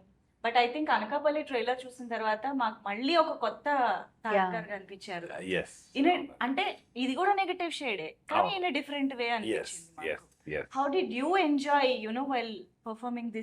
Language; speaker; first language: Telugu; native; Telugu